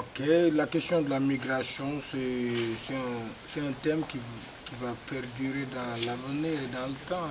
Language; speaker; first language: French; non-native, local second language; Wolof